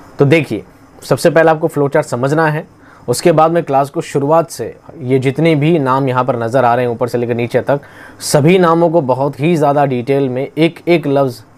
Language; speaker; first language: Hindi; native; Hindi